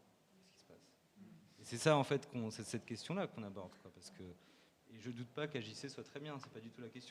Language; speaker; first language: French; native; French